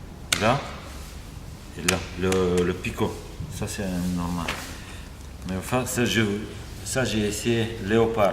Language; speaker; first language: French; non-native, fluent; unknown